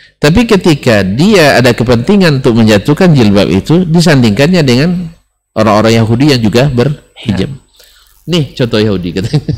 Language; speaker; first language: Indonesian; non-native, local second language; Minangkabau